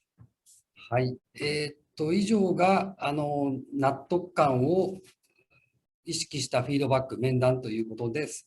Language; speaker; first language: Japanese; native; Japanese